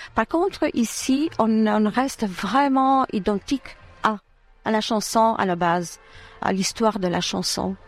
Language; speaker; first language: French; non-native, fluent; Albanian